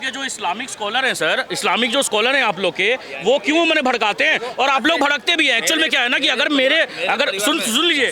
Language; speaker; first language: Hindi; native; Hindi